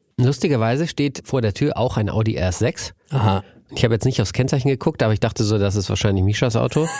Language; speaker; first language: German; native; German